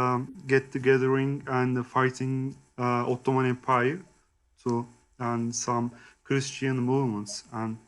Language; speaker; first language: English; non-native, learner; Turkish